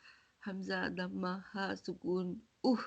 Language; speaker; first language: Arabic; non-native, learner; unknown